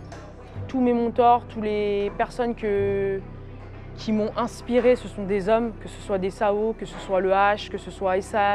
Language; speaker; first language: French; native; French